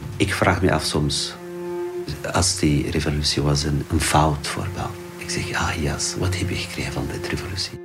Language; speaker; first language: Dutch; non-native, learner; Arabic